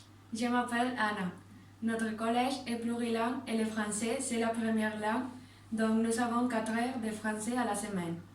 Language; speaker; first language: French; non-native, learner; Spanish